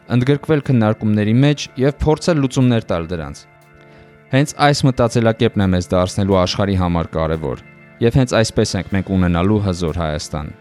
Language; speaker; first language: Armenian; native; Armenian